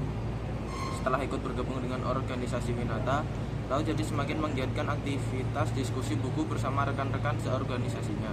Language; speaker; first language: Indonesian; native; Indonesian